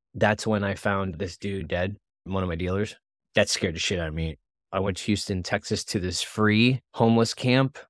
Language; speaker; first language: English; native; English